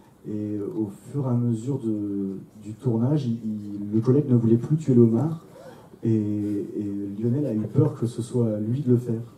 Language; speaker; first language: French; native; French